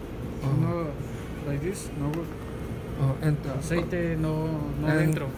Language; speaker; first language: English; non-native, learner; Spanish